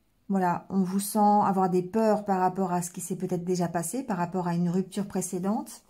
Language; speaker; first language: French; native; French